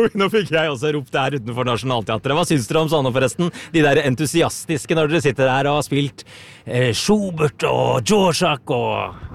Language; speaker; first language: Norwegian; native; Norwegian